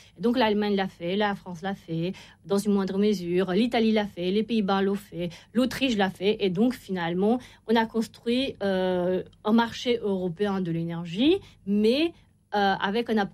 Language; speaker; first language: French; non-native, fluent; Romanian